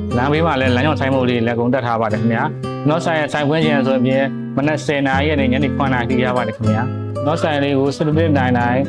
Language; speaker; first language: Burmese; native; Burmese